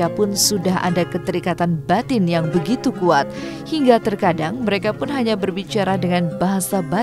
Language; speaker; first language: Indonesian; native; Indonesian